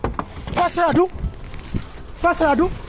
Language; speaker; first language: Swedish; non-native, learner; Ganda